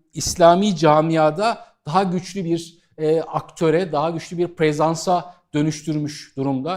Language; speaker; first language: Turkish; native; Turkish